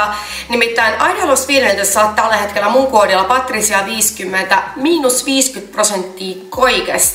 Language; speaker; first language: Finnish; native; Finnish